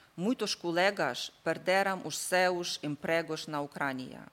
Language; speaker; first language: Portuguese; non-native, learner; Ukrainian